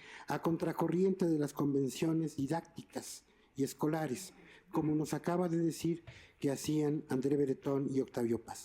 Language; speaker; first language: Spanish; native; Spanish